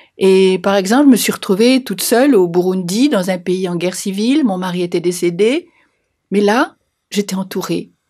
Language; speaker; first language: French; native; French